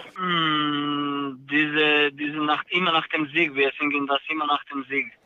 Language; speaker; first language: German; non-native, learner; Serbian